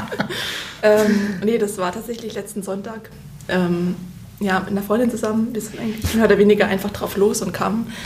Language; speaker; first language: German; native; German